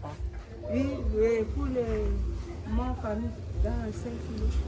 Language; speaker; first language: French; non-native, local second language; Sango